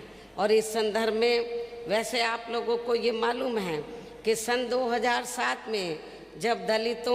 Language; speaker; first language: Hindi; native; Hindi